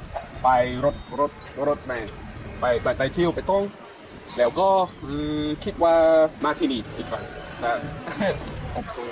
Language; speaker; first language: Thai; non-native, learner; English